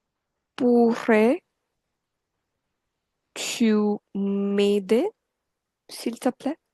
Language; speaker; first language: French; non-native, fluent; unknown